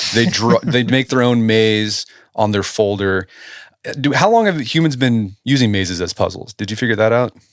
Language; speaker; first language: English; native; English